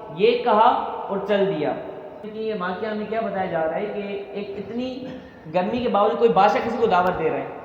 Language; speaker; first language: Urdu; non-native, local second language; Sindhi